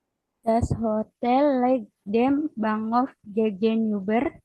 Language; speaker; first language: German; non-native, learner; Indonesian